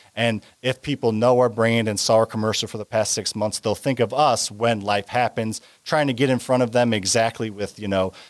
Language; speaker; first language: English; native; English